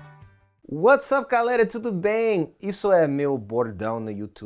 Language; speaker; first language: Portuguese; non-native, fluent; English